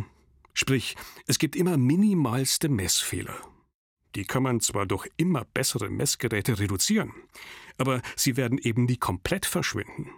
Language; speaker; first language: German; native; German